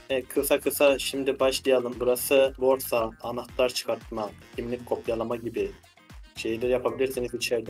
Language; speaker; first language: Turkish; native; Turkish